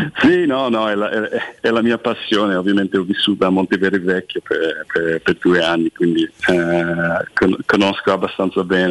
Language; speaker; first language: Italian; non-native, fluent; English